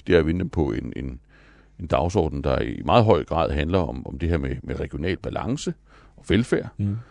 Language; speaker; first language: Danish; native; Danish